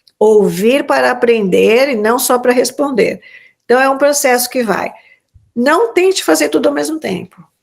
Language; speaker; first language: Portuguese; native; Portuguese